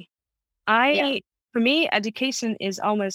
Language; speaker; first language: English; non-native, fluent; Russian